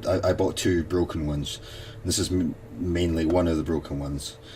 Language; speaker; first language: English; native; English